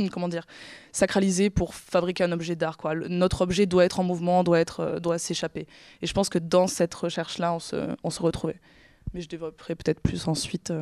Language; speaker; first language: French; native; French